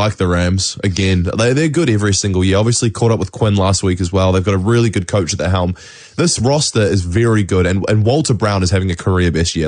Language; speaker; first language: English; native; English